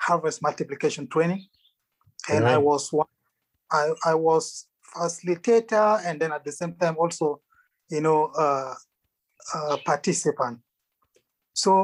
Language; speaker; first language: English; non-native, fluent; Arabic